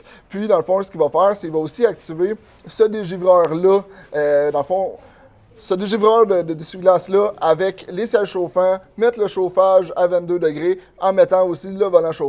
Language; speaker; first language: French; native; French